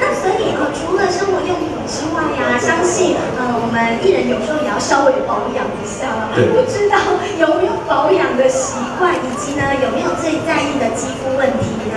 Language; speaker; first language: Chinese; native; Chinese